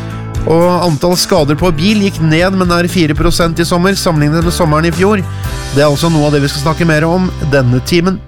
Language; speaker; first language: Norwegian; native; Norwegian